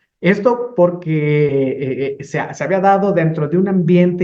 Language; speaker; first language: Spanish; native; Spanish